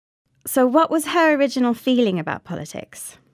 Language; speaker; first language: English; native; English